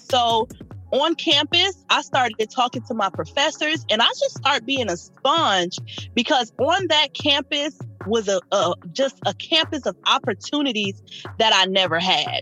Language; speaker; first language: English; native; English